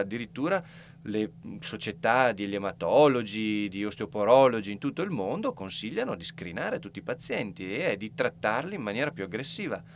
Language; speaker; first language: Italian; native; Italian